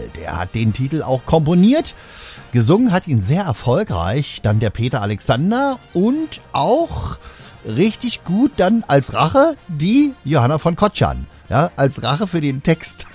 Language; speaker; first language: German; native; German